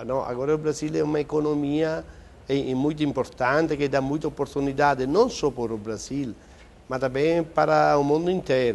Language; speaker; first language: Portuguese; non-native, fluent; Italian